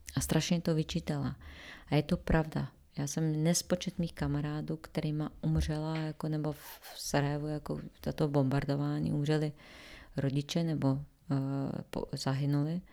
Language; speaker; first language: Czech; non-native, fluent; Bosnian